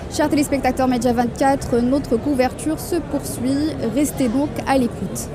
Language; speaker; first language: French; non-native, local second language; Arabic